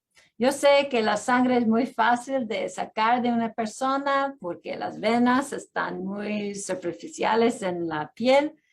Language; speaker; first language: Spanish; early bilingual, heritage; Spanish